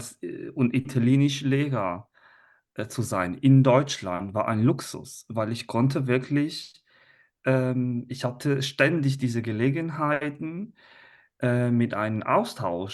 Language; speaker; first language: German; non-native, fluent; Italian